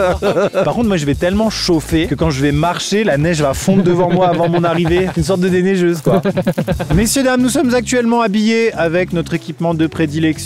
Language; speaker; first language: French; native; French